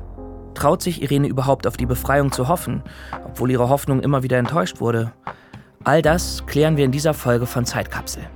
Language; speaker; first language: German; native; German